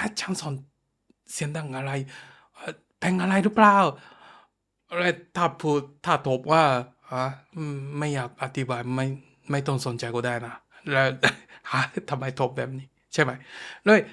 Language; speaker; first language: Thai; non-native, fluent; Japanese